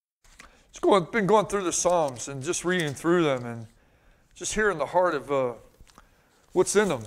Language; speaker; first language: English; native; English